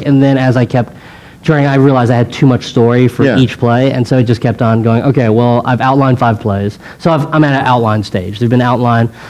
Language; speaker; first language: English; native; English